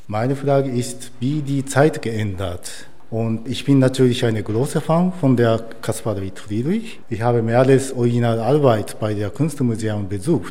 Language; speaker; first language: German; non-native, learner; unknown